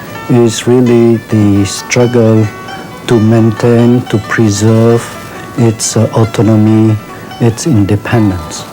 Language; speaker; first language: English; non-native, fluent; Vietnamese